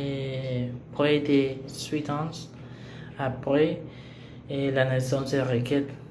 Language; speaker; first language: French; non-native, learner; Spanish